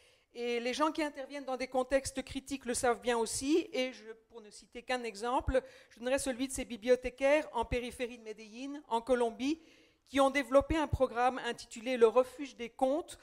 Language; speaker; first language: French; native; French